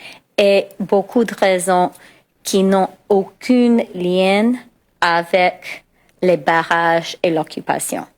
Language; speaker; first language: French; non-native, local second language; English